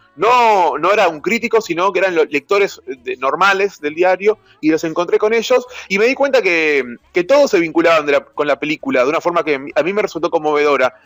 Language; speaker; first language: Spanish; native; Spanish